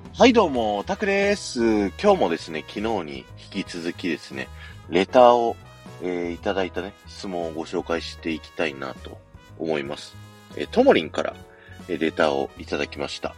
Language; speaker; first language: Japanese; native; Japanese